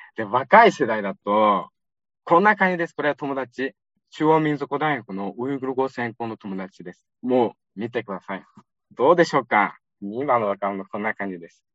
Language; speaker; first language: Japanese; non-native, fluent; Uyghur